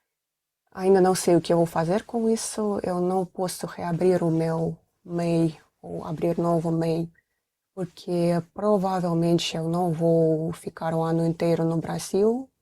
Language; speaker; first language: Portuguese; non-native, fluent; Russian